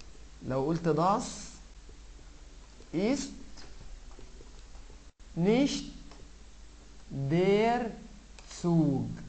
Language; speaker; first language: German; non-native, fluent; Arabic